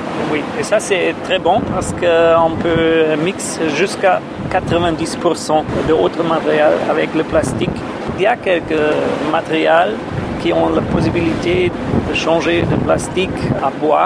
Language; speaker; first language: French; non-native, learner; German